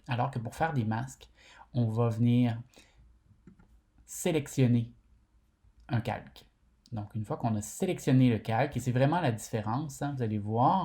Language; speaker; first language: French; native; French